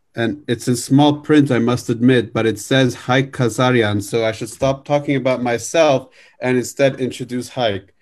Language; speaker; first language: English; native; English